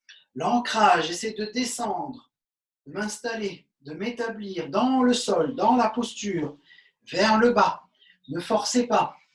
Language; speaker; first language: French; native; French